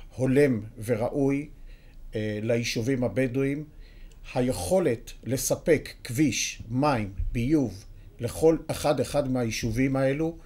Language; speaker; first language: Hebrew; native; Hebrew